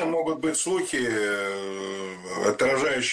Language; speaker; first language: Russian; native; Russian